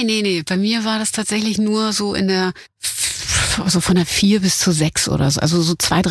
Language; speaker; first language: German; native; German